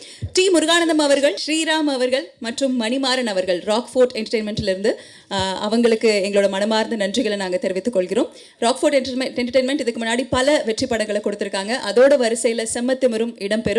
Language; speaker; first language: Tamil; native; Tamil